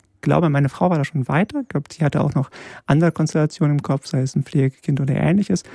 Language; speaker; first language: German; early bilingual, other home language; Polish